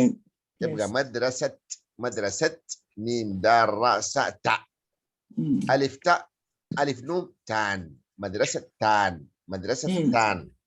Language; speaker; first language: Arabic; native; Arabic